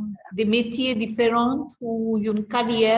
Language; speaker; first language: French; non-native, learner; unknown